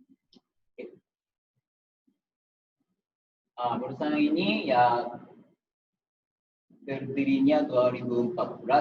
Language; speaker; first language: Indonesian; non-native, fluent; Japanese